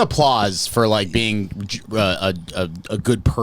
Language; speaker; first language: English; native; English